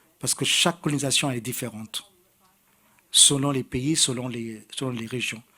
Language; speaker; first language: French; native; French